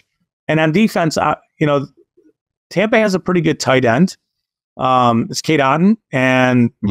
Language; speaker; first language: English; native; English